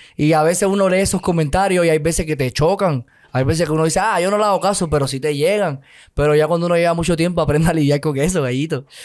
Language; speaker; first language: Spanish; native; Spanish